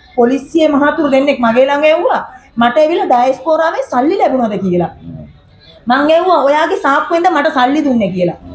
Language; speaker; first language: Sinhala; non-native, local second language; Tamil